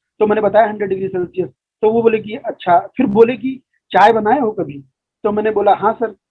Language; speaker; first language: Hindi; native; Hindi